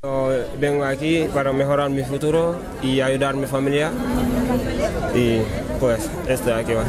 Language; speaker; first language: Spanish; non-native, learner; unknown